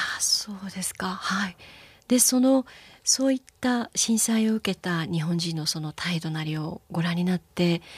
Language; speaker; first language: Japanese; native; Japanese